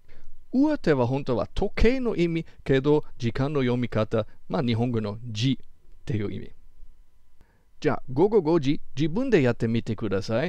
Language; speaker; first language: Japanese; non-native, fluent; German